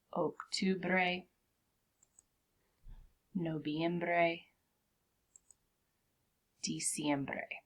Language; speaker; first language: Spanish; non-native, fluent; English